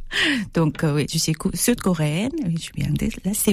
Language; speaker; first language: French; non-native, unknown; Korean